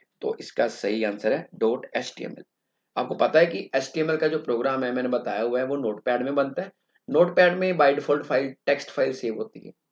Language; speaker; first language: Hindi; non-native, local second language; Punjabi